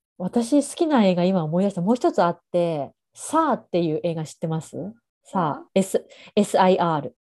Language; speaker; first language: Japanese; native; Japanese